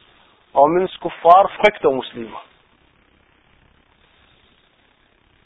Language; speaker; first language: Danish; non-native, fluent; Arabic